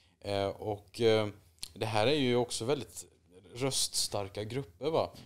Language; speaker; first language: Swedish; native; Swedish